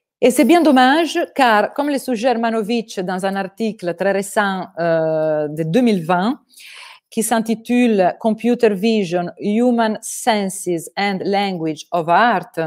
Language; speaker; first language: French; non-native, fluent; Italian